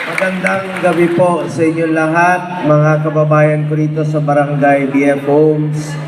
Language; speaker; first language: Filipino; non-native, local second language; Cebuano